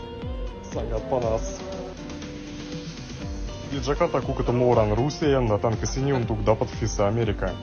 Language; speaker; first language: Indonesian; non-native, learner; Russian